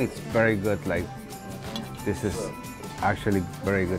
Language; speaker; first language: English; non-native, fluent; Spanish